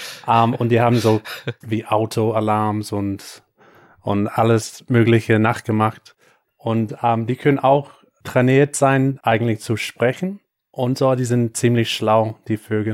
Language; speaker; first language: German; non-native, fluent; English